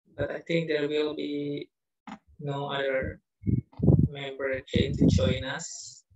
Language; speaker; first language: English; non-native, fluent; Indonesian